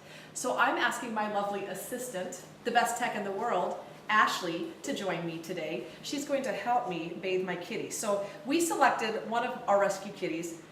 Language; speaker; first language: English; native; English